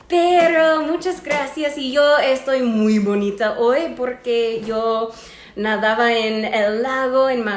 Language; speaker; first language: Spanish; non-native, fluent; English